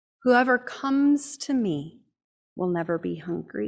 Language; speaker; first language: English; native; English